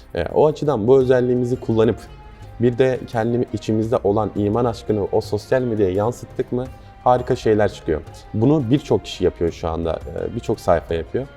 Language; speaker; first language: Turkish; native; Turkish